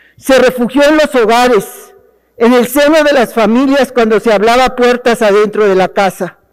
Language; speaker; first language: Spanish; native; Spanish